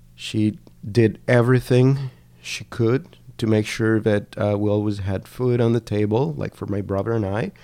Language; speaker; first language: English; non-native, fluent; Spanish